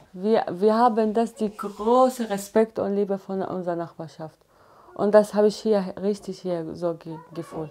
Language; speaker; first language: German; non-native, learner; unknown